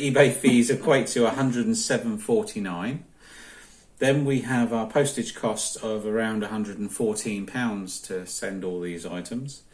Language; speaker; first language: English; native; English